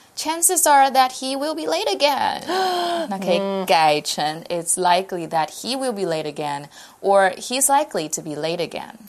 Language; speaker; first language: English; non-native, fluent; Chinese